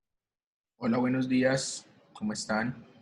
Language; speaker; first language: Spanish; native; Spanish